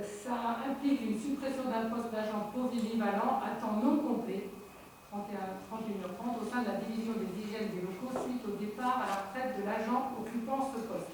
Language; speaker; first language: French; native; French